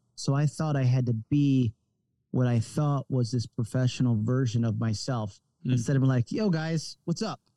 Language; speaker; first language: English; native; English